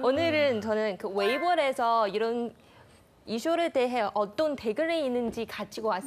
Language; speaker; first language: Korean; non-native, fluent; Chinese